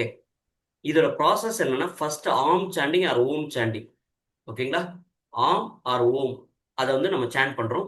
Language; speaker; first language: Tamil; native; Tamil